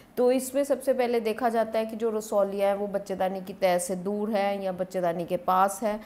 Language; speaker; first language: Hindi; non-native, local second language; Punjabi